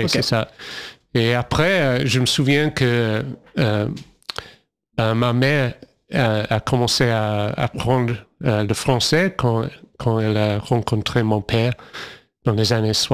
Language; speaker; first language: French; non-native, fluent; English